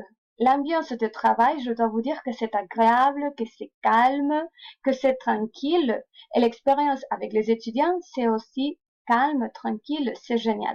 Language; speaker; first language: French; non-native, fluent; Spanish